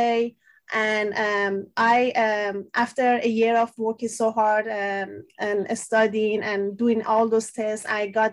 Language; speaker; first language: English; non-native, fluent; Persian